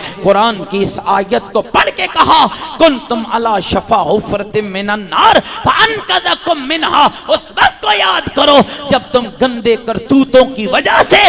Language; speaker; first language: Urdu; native; Urdu